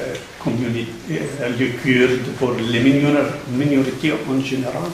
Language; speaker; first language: French; non-native, fluent; Arabic